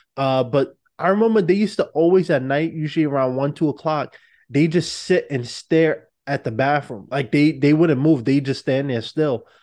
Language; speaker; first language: English; native; English